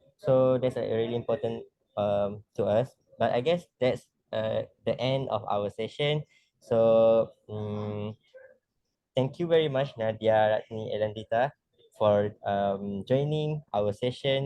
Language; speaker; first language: English; non-native, learner; Malay